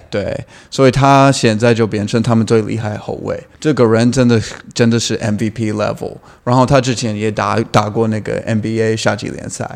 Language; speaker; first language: Chinese; non-native, fluent; English